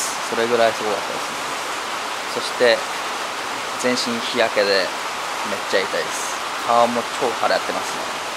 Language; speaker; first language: Japanese; native; Japanese